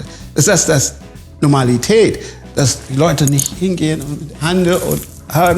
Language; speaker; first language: German; non-native, fluent; English